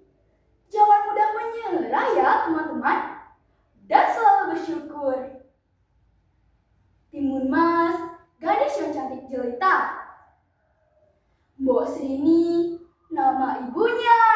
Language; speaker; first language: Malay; non-native, local second language; Balinese